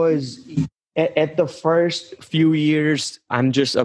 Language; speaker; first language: English; non-native, local second language; Gujarati